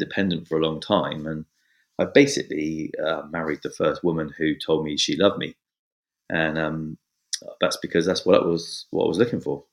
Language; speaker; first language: English; native; English